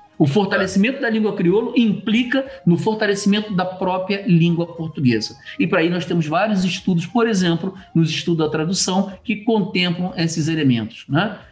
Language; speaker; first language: Portuguese; native; Portuguese